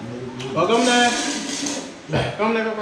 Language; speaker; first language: Vietnamese; non-native, learner; Portuguese